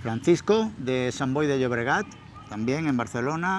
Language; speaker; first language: Spanish; native; Spanish